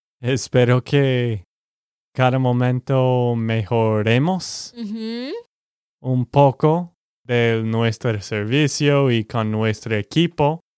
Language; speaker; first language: Spanish; non-native, learner; English